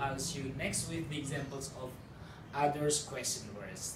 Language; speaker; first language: English; non-native, fluent; Indonesian